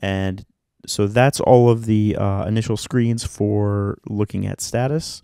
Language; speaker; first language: English; native; English